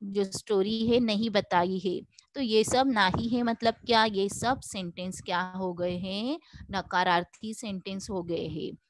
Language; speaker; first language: Hindi; non-native, local second language; Marathi